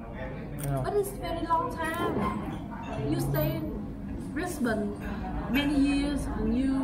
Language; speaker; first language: English; non-native, learner; Vietnamese